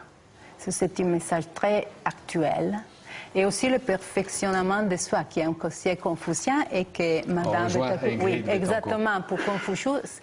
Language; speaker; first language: French; non-native, fluent; Italian